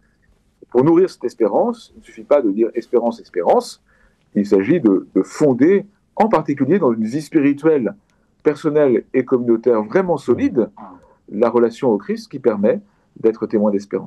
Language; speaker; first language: French; native; French